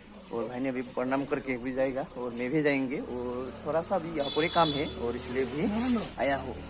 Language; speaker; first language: Hindi; non-native, local second language; Bodo